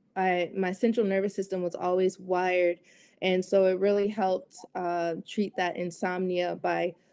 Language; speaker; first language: English; native; English